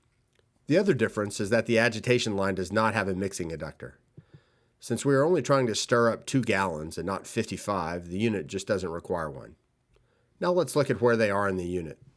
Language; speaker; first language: English; native; English